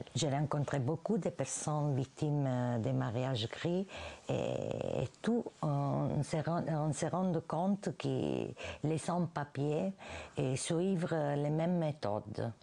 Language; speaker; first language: French; non-native, fluent; Italian